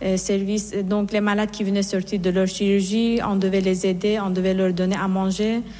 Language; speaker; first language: French; non-native, fluent; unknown